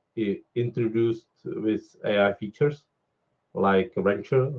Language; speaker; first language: English; non-native, fluent; Czech